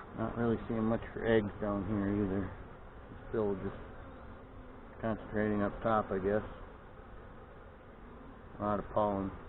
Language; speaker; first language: English; native; English